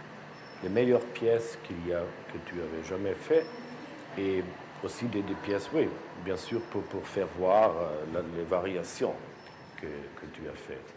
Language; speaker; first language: French; non-native, fluent; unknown